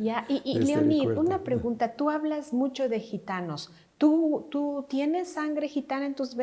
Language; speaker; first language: Spanish; native; Spanish